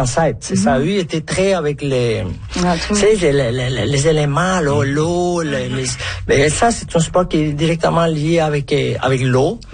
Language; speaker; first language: French; non-native, fluent; Spanish